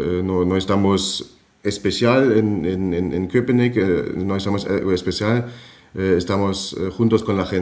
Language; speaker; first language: Spanish; non-native, fluent; German